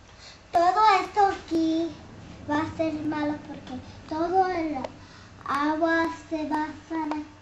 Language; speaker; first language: Spanish; early bilingual, heritage; English